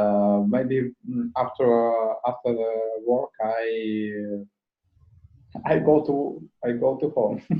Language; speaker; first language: English; non-native, learner; Russian